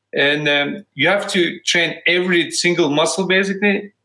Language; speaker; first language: English; non-native, fluent; Turkish